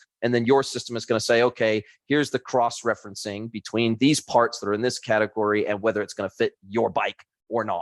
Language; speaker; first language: English; native; English